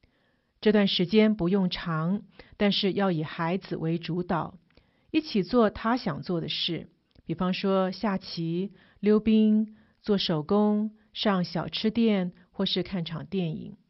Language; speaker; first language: Chinese; native; Chinese